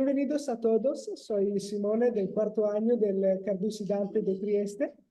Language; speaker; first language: Spanish; non-native, learner; Italian